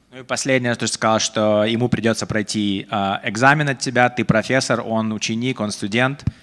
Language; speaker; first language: Russian; native; Russian